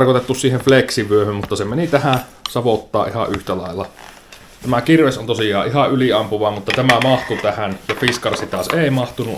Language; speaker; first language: Finnish; native; Finnish